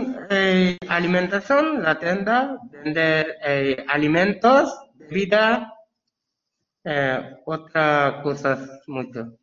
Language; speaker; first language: Spanish; non-native, learner; Bangla